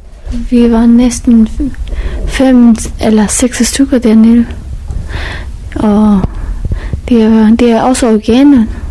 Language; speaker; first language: Danish; non-native, learner; Persian